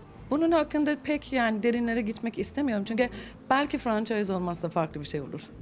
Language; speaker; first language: Turkish; non-native, fluent; Persian